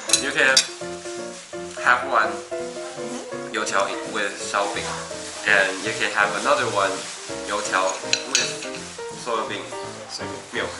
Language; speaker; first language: English; non-native, fluent; Chinese